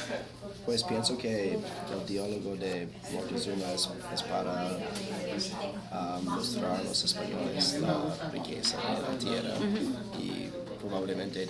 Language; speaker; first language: Spanish; non-native, fluent; English